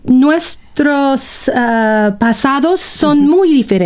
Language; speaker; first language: Spanish; non-native, fluent; English